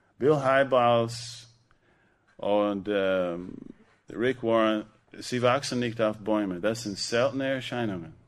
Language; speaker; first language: German; non-native, fluent; English